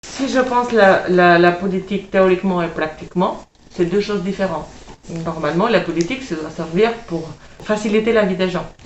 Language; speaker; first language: French; non-native, fluent; Albanian